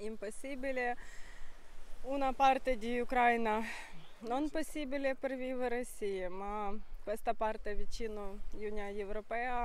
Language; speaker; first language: Italian; non-native, learner; Ukrainian